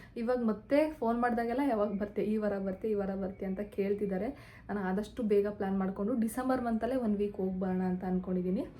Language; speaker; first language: Kannada; native; Kannada